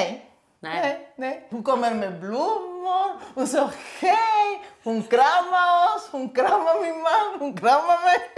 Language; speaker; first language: Swedish; non-native, learner; Spanish